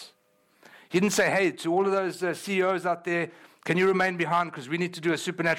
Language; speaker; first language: English; native; English